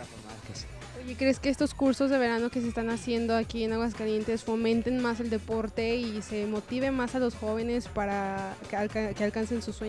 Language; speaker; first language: Spanish; native; Spanish